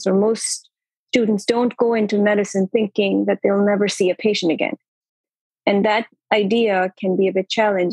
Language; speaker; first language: English; non-native, local second language; Urdu